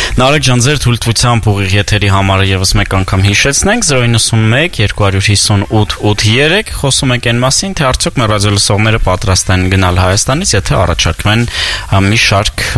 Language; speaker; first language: Armenian; native; Armenian